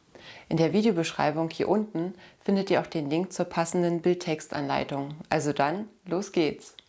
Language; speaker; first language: German; native; German